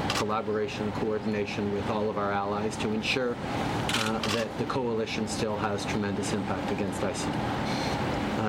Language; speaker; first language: English; early bilingual, other home language; French